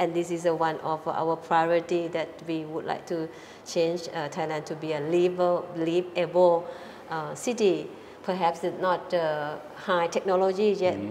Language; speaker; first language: English; non-native, fluent; Thai